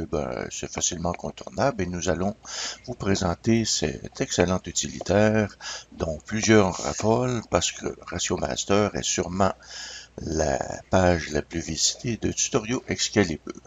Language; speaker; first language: French; native; French